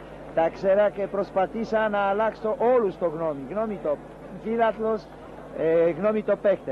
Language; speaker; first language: Greek; non-native, learner; Polish